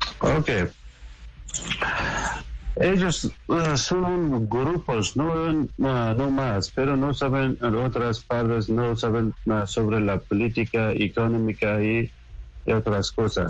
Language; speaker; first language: Spanish; non-native, learner; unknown